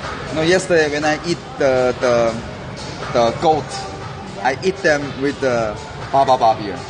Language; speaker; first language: English; non-native, learner; Korean